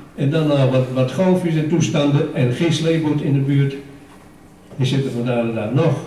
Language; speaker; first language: Dutch; native; Dutch